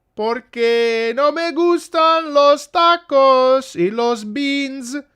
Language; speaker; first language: Spanish; non-native, learner; English